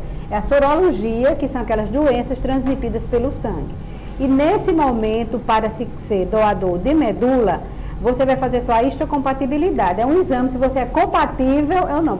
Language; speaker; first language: Portuguese; native; Portuguese